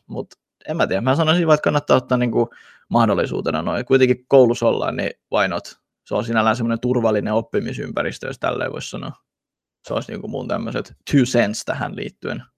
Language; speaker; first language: Finnish; early bilingual, other home language; Russian